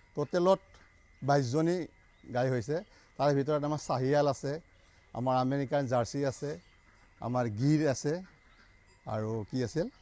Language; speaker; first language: Assamese; native; Assamese